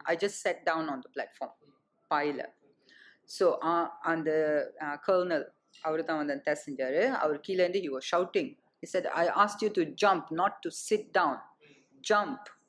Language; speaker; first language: English; non-native, local second language; Tamil